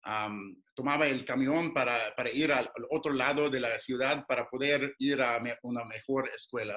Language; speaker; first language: Spanish; non-native, fluent; English